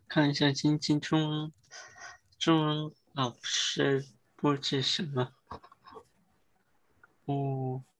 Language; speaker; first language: Chinese; early bilingual, heritage; Chinese